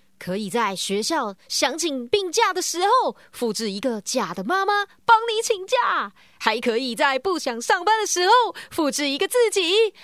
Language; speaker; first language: Chinese; native; Chinese